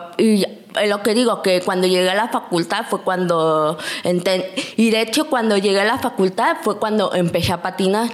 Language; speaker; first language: Spanish; native; Spanish